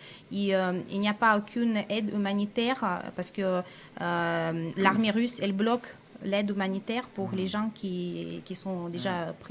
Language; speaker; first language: French; non-native, fluent; Russian